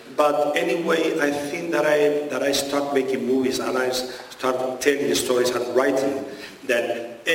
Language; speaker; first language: English; non-native, fluent; Spanish